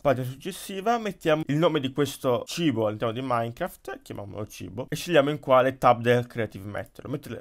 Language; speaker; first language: Italian; native; Italian